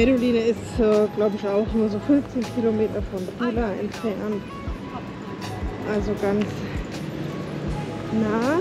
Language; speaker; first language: German; native; German